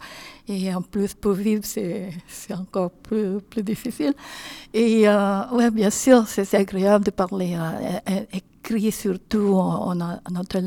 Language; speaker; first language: French; non-native, learner; Filipino